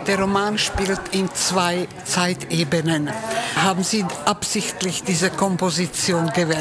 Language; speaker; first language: German; non-native, fluent; Czech